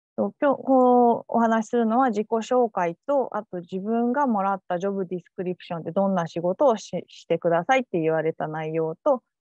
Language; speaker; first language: Japanese; native; Japanese